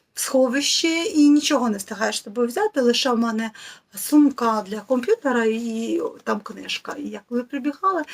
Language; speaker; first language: Ukrainian; native; Ukrainian